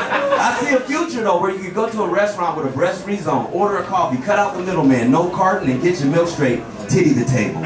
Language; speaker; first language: English; native; English